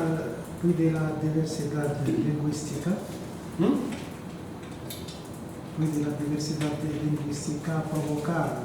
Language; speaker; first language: Spanish; non-native, learner; Arabic